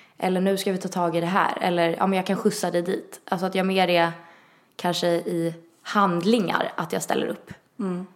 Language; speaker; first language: Swedish; early bilingual, other home language; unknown